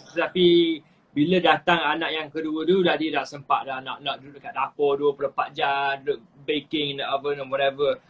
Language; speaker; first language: Malay; non-native, fluent; English